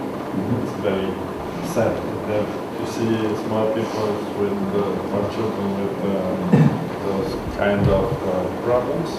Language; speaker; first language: English; non-native, learner; Romanian